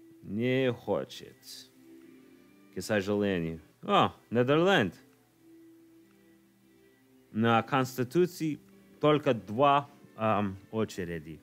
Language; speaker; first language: Russian; non-native, learner; English